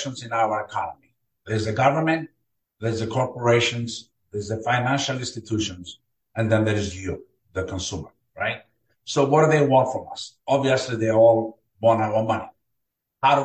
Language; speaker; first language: English; non-native, fluent; Greek